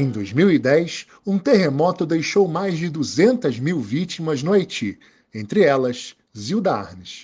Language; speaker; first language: Portuguese; native; Portuguese